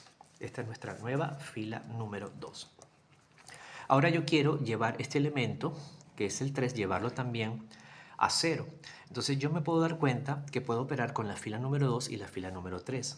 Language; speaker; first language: Spanish; native; Spanish